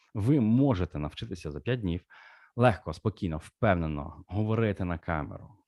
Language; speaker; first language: Ukrainian; non-native, local second language; Russian